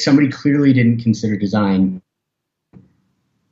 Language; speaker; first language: English; native; English